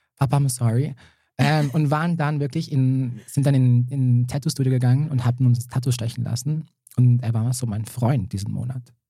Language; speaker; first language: German; early bilingual, other home language; Serbian